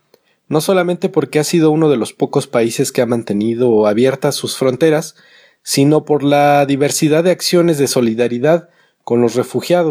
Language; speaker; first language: Spanish; native; Spanish